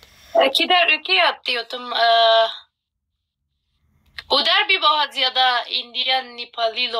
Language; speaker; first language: Hindi; non-native, fluent; Pashto